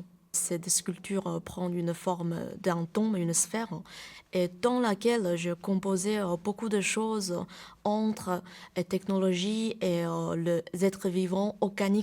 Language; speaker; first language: French; non-native, fluent; Chinese